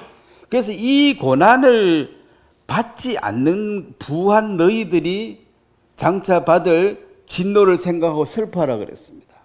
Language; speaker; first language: Korean; native; Korean